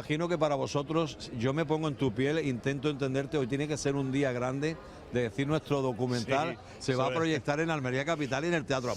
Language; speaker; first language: Spanish; native; Spanish